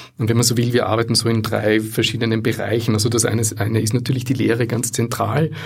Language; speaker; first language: German; native; German